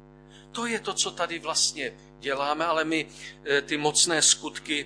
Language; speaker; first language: Czech; native; Czech